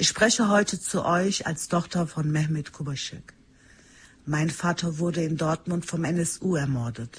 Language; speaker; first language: German; early bilingual, other home language; Turkish